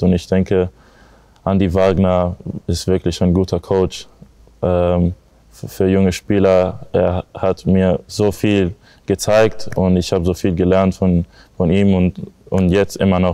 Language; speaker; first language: German; non-native, learner; English